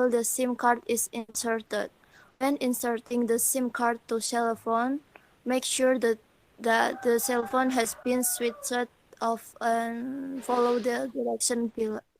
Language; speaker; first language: English; non-native, learner; Indonesian